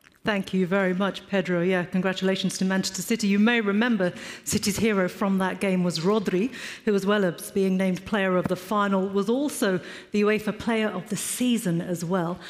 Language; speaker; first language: English; native; English